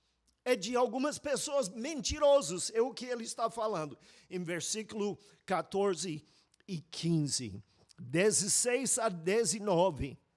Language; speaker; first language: Portuguese; non-native, fluent; English